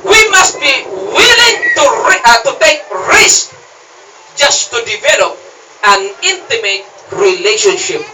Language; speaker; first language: English; non-native, local second language; Cebuano